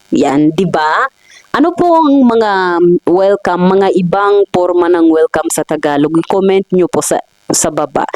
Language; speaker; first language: Filipino; non-native, fluent; Swahili